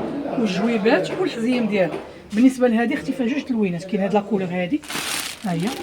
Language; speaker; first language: Arabic; native; Arabic